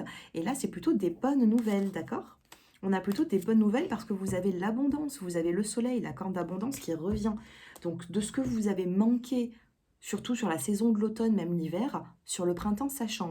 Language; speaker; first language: French; native; French